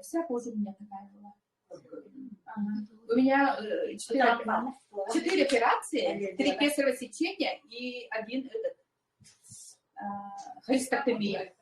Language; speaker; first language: Russian; non-native, local second language; Yakut